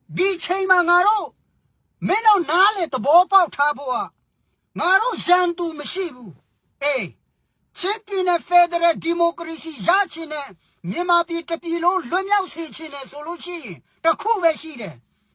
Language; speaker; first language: Burmese; native; Burmese